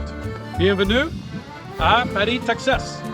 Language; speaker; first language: French; non-native, local second language; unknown